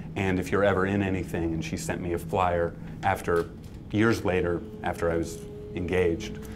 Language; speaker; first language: English; native; English